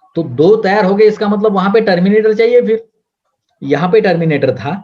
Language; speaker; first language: Hindi; non-native, local second language; Marathi